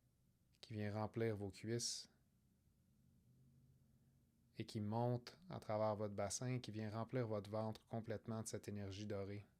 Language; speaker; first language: French; native; French